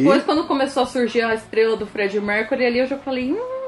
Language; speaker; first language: Portuguese; native; Portuguese